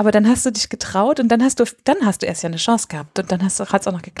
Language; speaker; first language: German; native; German